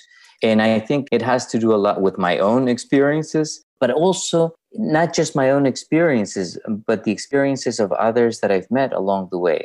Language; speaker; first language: English; non-native, fluent; Spanish